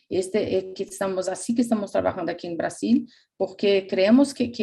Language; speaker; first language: Spanish; non-native, fluent; Portuguese